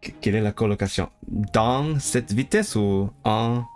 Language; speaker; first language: French; non-native, learner; Cantonese